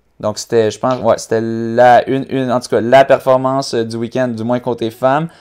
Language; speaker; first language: French; native; French